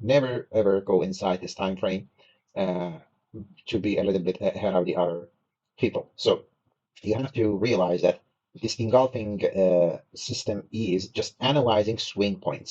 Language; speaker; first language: English; non-native, fluent; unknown